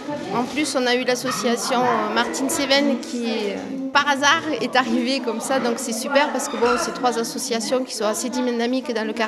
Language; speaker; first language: French; native; French